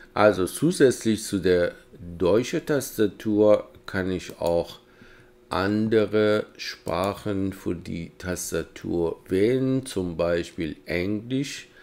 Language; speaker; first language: German; non-native, fluent; Persian